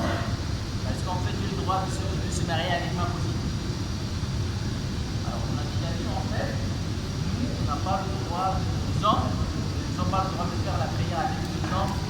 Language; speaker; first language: French; non-native, learner; Arabic